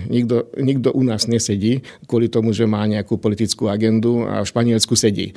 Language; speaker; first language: Slovak; non-native, local second language; Hungarian